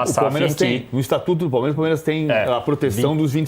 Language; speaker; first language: Portuguese; native; Portuguese